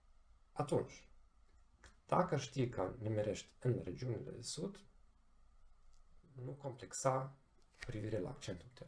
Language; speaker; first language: Romanian; non-native, fluent; German